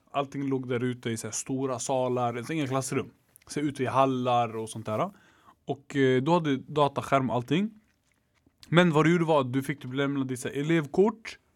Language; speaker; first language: Swedish; early bilingual, other home language; Arabic